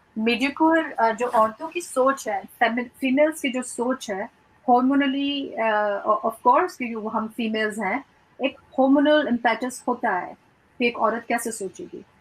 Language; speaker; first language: Hindi; early bilingual, heritage; Hindi